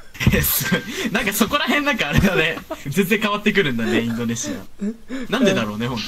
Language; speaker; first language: Japanese; native; Japanese